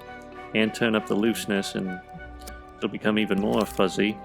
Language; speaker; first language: English; native; English